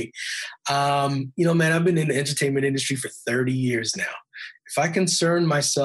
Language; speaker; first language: English; native; English